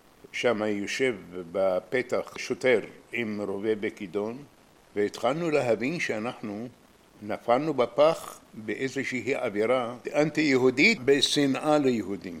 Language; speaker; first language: Hebrew; non-native, fluent; Arabic